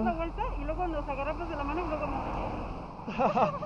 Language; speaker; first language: Spanish; native; Spanish